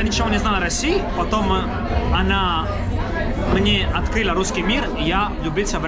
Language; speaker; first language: Russian; non-native, fluent; Italian